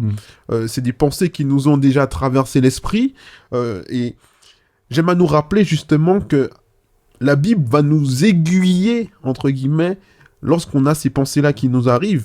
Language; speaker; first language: French; native; French